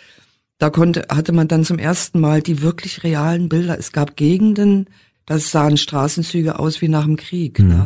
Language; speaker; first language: German; native; German